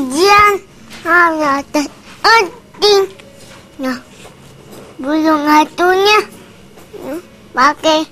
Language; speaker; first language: Indonesian; native; Indonesian